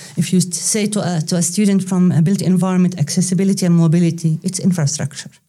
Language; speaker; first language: English; non-native, fluent; Arabic